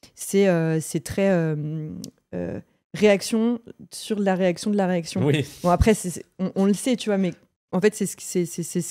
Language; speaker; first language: French; native; French